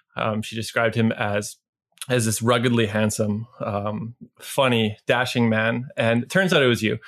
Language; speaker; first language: English; native; English